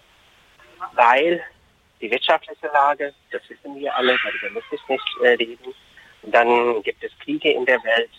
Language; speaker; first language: German; non-native, fluent; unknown